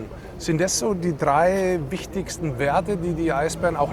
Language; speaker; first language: German; native; German